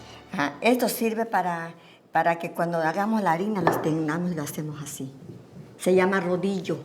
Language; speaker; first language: Spanish; native; Spanish